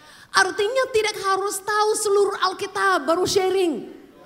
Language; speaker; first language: Indonesian; non-native, fluent; English